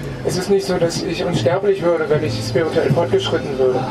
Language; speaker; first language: German; native; German